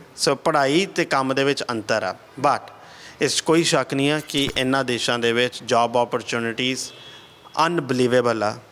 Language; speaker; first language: Punjabi; early bilingual, heritage; Punjabi